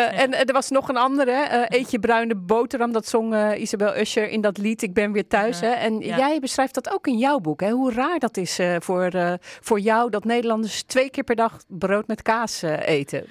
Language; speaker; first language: Dutch; non-native, fluent; Japanese